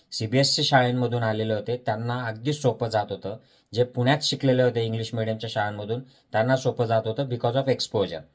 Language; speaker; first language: Marathi; native; Marathi